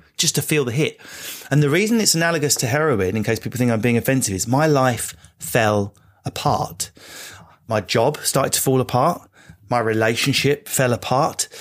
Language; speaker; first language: English; native; English